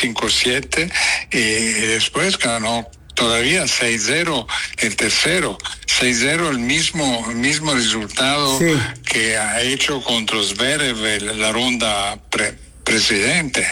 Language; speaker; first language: Spanish; non-native, fluent; Italian